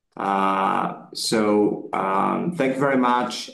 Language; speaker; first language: English; non-native, fluent; Bulgarian